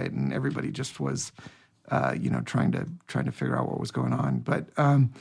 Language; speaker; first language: English; native; English